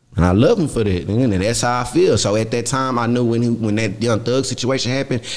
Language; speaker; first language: English; native; English